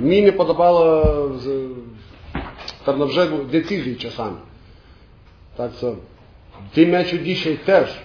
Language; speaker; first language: Polish; non-native, learner; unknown